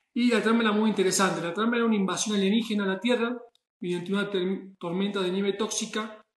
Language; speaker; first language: Spanish; native; Spanish